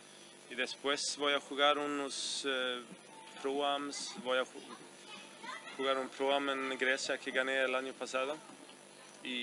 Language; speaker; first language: Spanish; non-native, fluent; Swedish